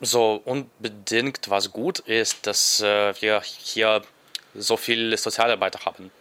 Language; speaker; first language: German; non-native, learner; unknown